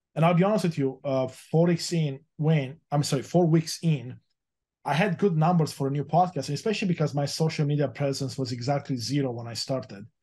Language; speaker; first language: English; early bilingual, other home language; Romanian